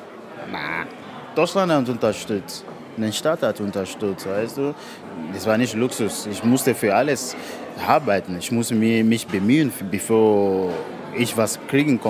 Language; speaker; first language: German; non-native, fluent; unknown